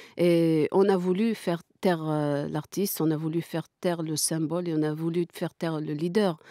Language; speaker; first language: French; non-native, local second language; Kabyle